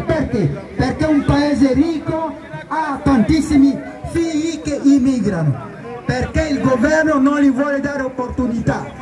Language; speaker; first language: Italian; non-native, fluent; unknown